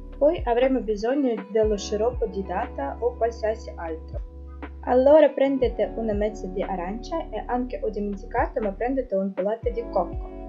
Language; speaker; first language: Italian; non-native, fluent; Russian